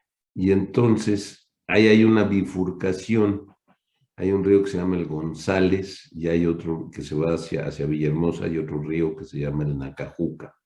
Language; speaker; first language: Spanish; native; Spanish